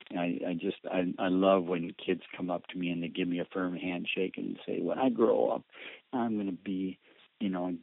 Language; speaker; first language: English; early bilingual, other home language; Spanish